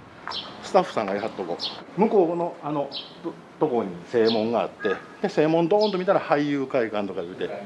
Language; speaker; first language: Japanese; native; Japanese